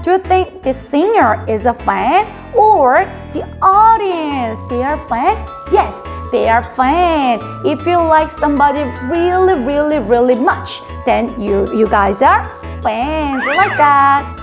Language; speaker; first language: English; non-native, fluent; Korean